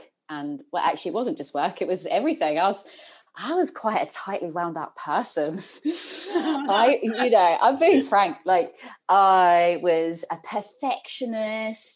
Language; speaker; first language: English; native; English